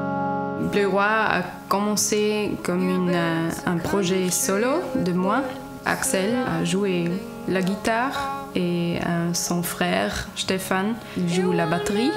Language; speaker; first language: French; non-native, learner; English